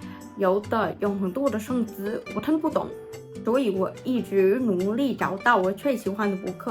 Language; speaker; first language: Chinese; non-native, learner; Vietnamese